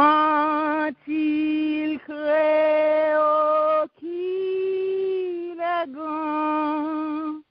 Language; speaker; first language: French; non-native, local second language; Haitian Creole